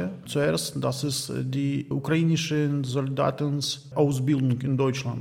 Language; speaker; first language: German; non-native, learner; Ukrainian